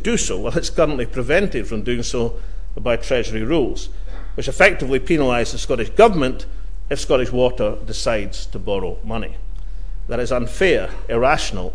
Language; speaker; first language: English; native; English